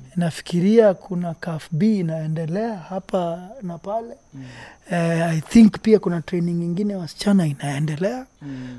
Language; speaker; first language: Swahili; native; Swahili